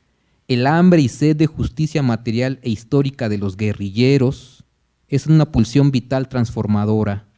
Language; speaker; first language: Spanish; native; Spanish